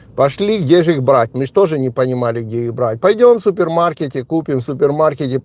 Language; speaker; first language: Russian; native; Russian